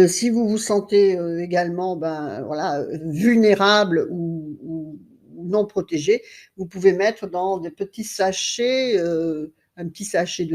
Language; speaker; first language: French; native; French